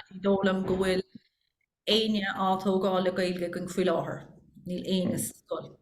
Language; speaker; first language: Irish; non-native, local second language; English